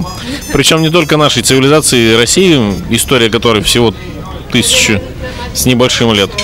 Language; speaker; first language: Russian; native; Russian